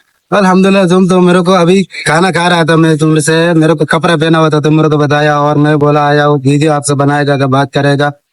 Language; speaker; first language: Hindi; non-native, learner; Arabic